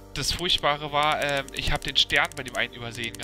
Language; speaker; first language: German; native; German